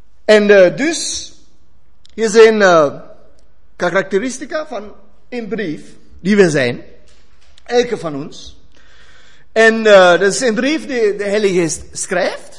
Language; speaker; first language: German; non-native, learner; Dutch